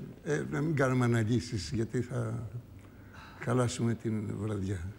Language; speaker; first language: Greek; native; Greek